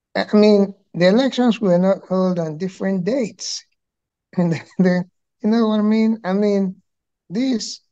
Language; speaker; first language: English; non-native, local second language; Igbo